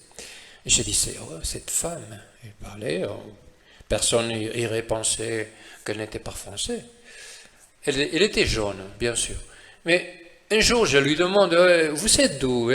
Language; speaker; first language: French; non-native, fluent; Spanish